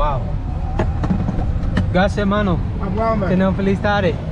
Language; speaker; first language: Spanish; non-native, learner; English